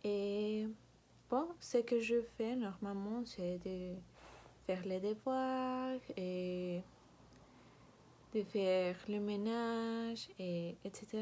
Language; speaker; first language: French; non-native, learner; Spanish